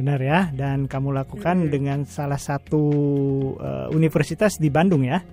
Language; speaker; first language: Indonesian; native; Indonesian